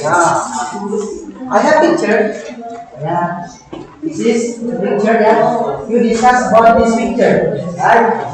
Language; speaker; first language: English; non-native, learner; Indonesian